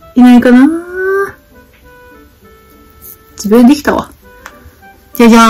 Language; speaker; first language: Japanese; native; Japanese